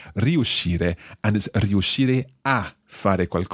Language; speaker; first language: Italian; non-native, fluent; English